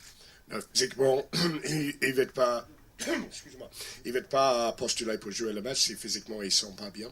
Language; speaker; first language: French; non-native, fluent; English